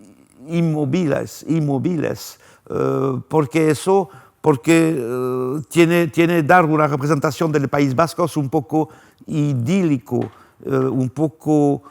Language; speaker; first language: Spanish; non-native, fluent; French